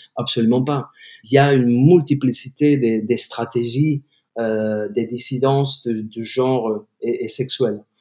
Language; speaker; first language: French; non-native, fluent; Spanish